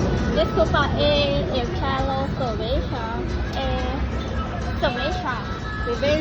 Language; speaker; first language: Portuguese; non-native, learner; Thai